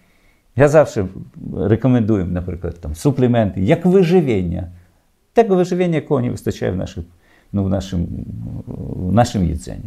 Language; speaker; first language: Polish; non-native, learner; Ukrainian